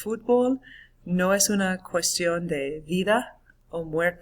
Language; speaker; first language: Spanish; non-native, fluent; English